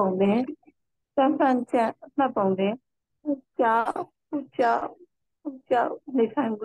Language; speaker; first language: Chinese; non-native, learner; Burmese